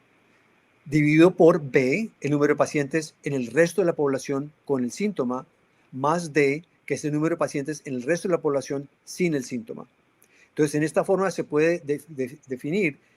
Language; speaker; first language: Spanish; native; Spanish